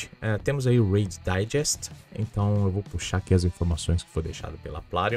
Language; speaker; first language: Portuguese; native; Portuguese